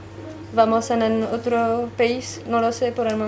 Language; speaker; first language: Spanish; non-native, learner; French